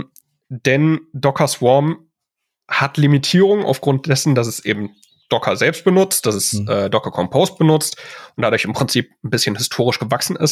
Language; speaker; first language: German; native; German